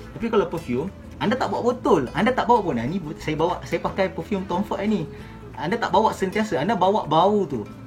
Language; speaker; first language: Malay; native; Malay